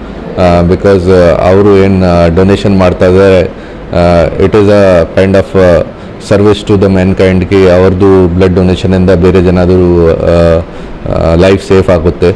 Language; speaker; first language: Kannada; non-native, fluent; Hindi